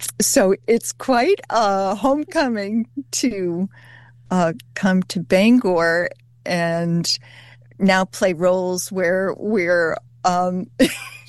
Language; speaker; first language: English; native; English